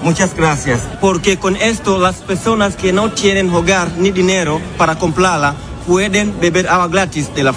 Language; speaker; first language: Spanish; non-native, learner; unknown